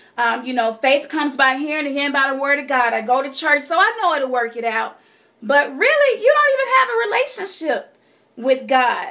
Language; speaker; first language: English; native; English